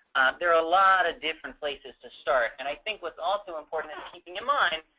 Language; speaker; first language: English; native; English